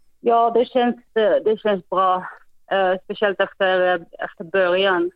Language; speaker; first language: Swedish; non-native, fluent; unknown